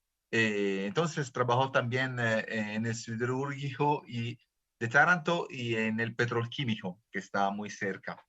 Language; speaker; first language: Spanish; non-native, fluent; Italian